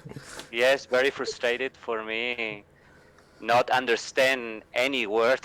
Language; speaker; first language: English; non-native, learner; Spanish